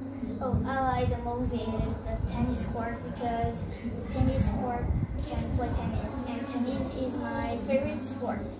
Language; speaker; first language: English; non-native, learner; Vietnamese